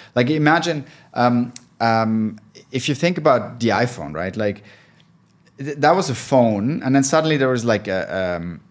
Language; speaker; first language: English; non-native, fluent; German